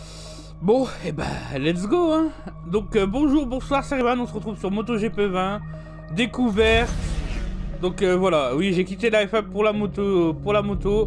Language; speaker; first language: French; native; French